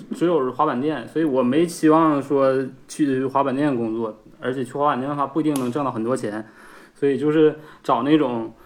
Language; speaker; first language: Chinese; native; Chinese